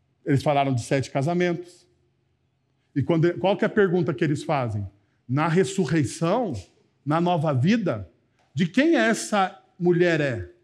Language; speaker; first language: Portuguese; native; Portuguese